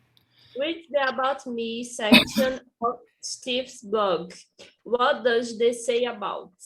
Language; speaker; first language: English; non-native, learner; Portuguese